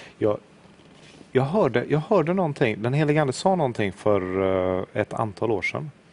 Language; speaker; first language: Swedish; native; Swedish